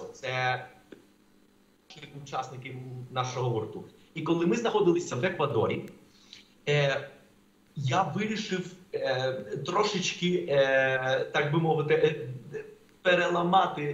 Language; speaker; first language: Ukrainian; non-native, fluent; Spanish